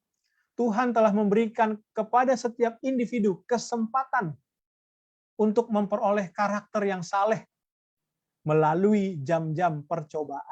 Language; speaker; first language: Indonesian; native; Indonesian